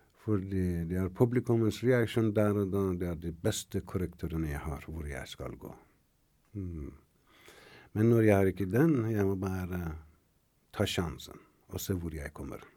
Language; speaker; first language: Norwegian; non-native, fluent; Persian